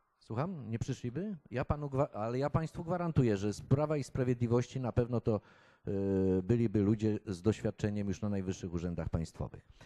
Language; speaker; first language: Polish; native; Polish